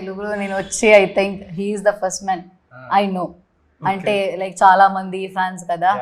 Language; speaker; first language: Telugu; non-native, learner; Malayalam